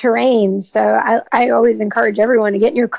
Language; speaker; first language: English; native; English